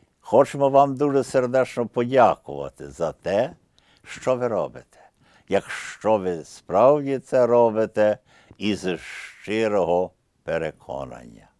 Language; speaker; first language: Ukrainian; early bilingual, heritage; Ukrainian